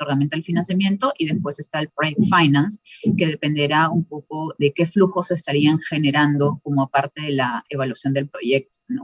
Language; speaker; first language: Spanish; native; Spanish